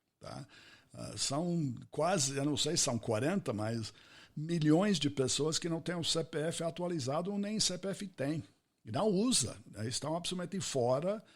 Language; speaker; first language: Portuguese; non-native, fluent; English